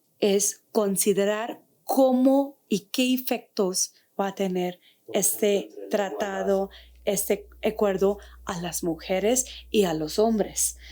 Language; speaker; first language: Spanish; non-native, fluent; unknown